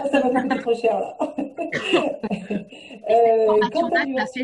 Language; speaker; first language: French; native; French